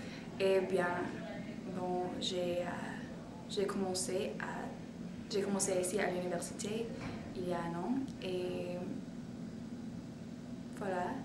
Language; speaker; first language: French; non-native, fluent; English